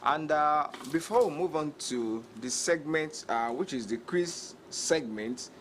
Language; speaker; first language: English; non-native, local second language; Yoruba